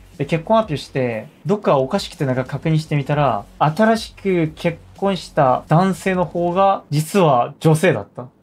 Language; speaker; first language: Japanese; non-native, fluent; Korean